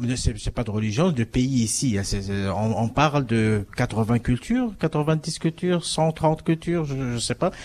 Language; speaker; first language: French; non-native, local second language; Arabic